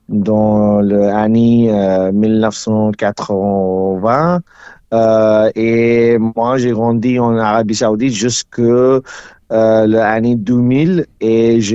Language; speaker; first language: French; non-native, learner; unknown